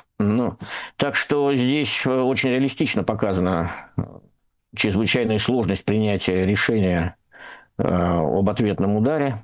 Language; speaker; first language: Russian; native; Russian